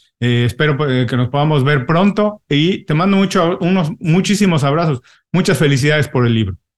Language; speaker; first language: Spanish; native; Spanish